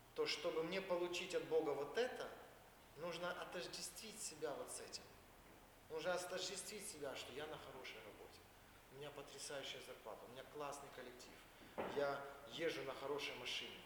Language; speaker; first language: Russian; native; Russian